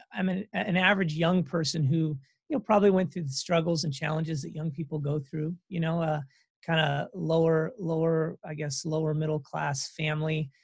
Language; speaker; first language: English; native; English